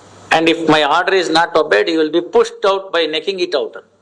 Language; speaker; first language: English; non-native, local second language; Kannada